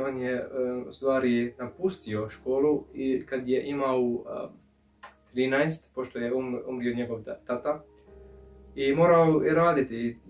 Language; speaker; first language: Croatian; early bilingual, heritage; English